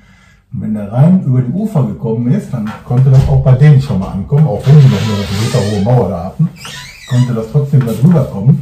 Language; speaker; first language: German; native; German